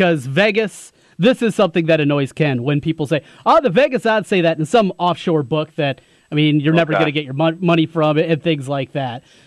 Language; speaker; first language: English; native; English